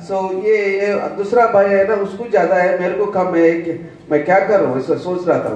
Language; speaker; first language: Hindi; non-native, local second language; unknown